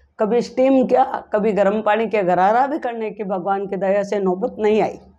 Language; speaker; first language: Hindi; native; Hindi